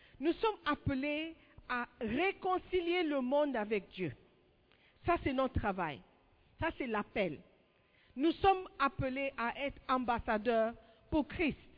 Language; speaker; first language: French; non-native, fluent; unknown